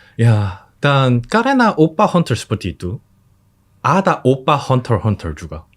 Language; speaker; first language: Indonesian; non-native, learner; Korean